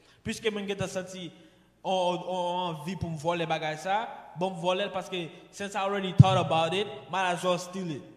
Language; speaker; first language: English; non-native, fluent; Haitian Creole